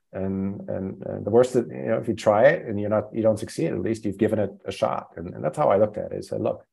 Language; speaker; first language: English; non-native, fluent; German